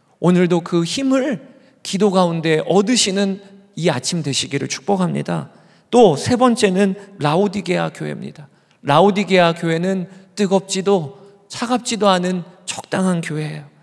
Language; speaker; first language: Korean; native; Korean